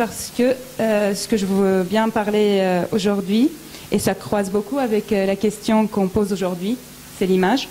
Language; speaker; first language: French; non-native, fluent; Arabic